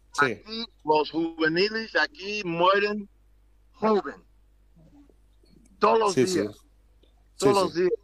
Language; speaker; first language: Spanish; non-native, learner; English